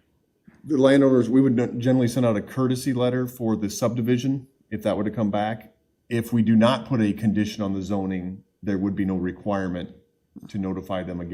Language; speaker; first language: English; native; English